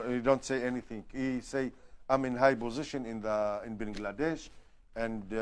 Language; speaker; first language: English; non-native, learner; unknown